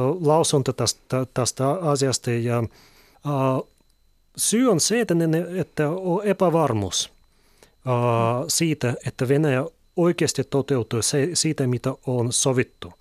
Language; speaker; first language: Finnish; non-native, fluent; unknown